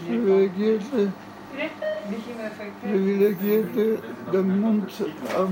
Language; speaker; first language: German; non-native, fluent; Polish